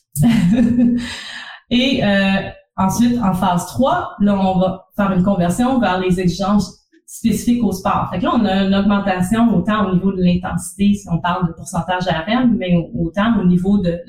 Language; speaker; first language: French; native; French